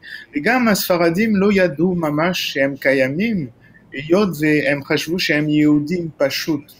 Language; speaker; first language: Hebrew; non-native, fluent; French